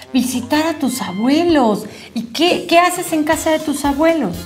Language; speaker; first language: Spanish; native; Spanish